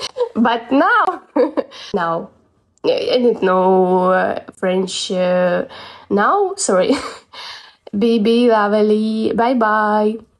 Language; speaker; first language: English; non-native, learner; Russian